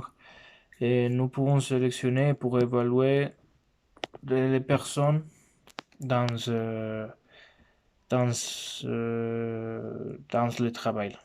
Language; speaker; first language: French; non-native, learner; Spanish